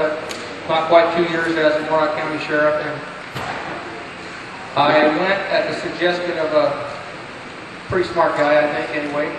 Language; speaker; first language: English; native; English